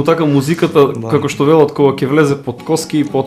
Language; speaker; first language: Macedonian; native; Macedonian